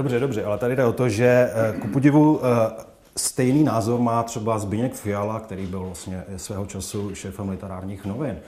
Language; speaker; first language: Czech; native; Czech